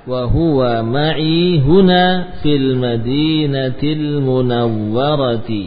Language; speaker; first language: Arabic; non-native, fluent; Indonesian